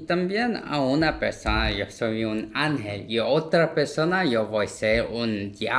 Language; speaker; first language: Spanish; non-native, learner; Korean